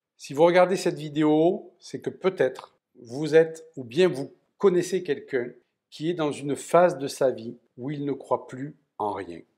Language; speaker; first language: French; native; French